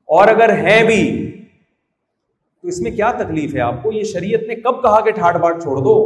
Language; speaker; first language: Urdu; native; Urdu